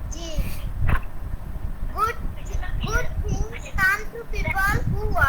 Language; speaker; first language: English; non-native, learner; Bangla